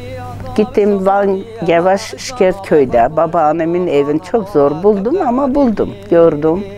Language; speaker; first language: Turkish; non-native, learner; Armenian